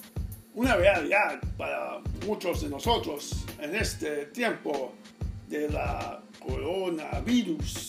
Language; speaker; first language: Spanish; non-native, fluent; English